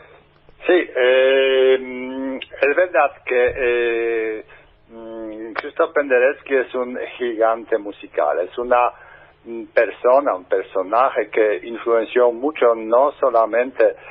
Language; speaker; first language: Spanish; non-native, fluent; Polish